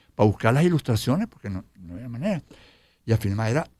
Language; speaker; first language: Spanish; native; Spanish